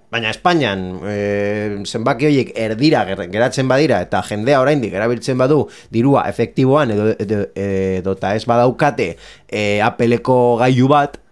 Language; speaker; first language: Basque; non-native, local second language; Spanish